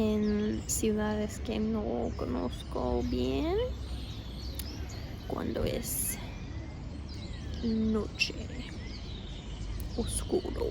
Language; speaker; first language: Spanish; non-native, fluent; English